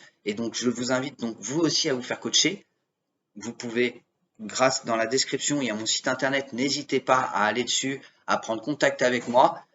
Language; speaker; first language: French; native; French